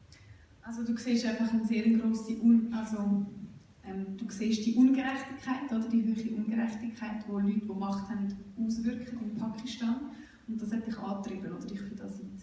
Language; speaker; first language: German; native; German